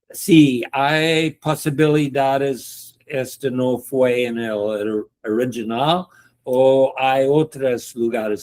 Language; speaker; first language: Spanish; non-native, learner; English